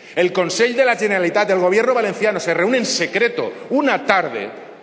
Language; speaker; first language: Spanish; non-native, local second language; Catalan